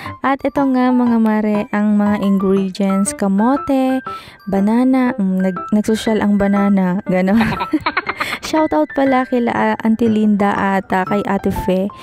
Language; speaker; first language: Filipino; non-native, local second language; Iloko